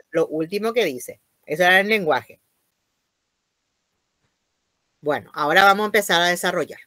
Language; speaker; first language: Spanish; native; Spanish